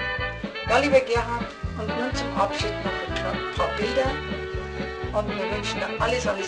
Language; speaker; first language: German; native; German